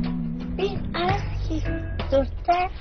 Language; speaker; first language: Mongolian; non-native, learner; Korean